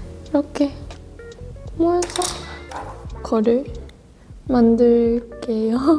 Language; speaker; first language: Korean; non-native, fluent; Japanese